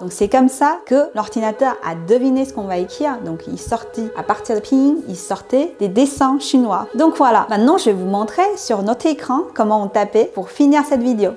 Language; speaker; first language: French; non-native, learner; Chinese